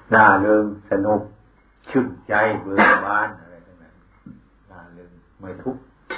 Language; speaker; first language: Thai; non-native, local second language; Northeastern Thai